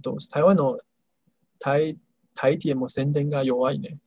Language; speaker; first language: Japanese; non-native, learner; Chinese